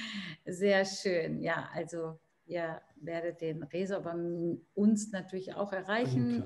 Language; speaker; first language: German; native; German